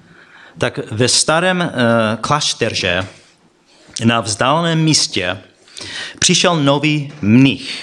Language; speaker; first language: Czech; non-native, fluent; English